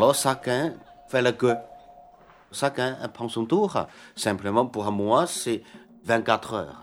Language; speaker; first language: French; non-native, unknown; Chinese